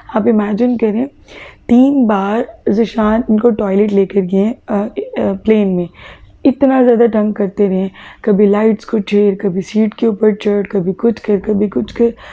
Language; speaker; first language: Urdu; native; Urdu